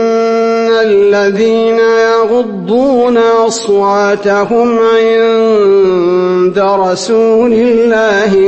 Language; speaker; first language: Arabic; native; Arabic